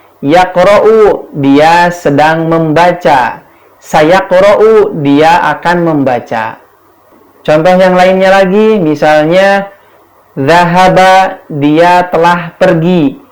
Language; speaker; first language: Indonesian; native; Indonesian